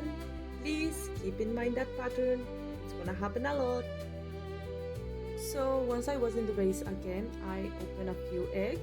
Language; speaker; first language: English; non-native, fluent; Spanish